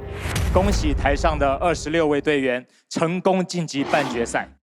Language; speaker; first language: Chinese; native; Chinese